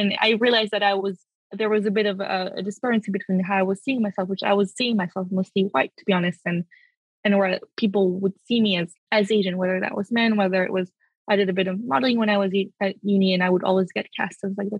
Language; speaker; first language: English; early bilingual, other home language; French